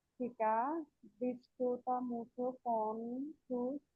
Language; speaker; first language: Spanish; non-native, learner; Bangla